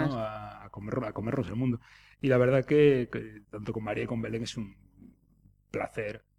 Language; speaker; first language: Spanish; native; Spanish